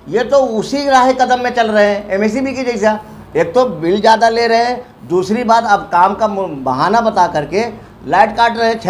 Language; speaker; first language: Hindi; non-native, local second language; Urdu